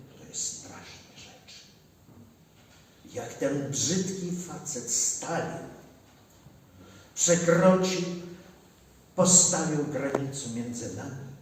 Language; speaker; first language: Polish; non-native, learner; Ukrainian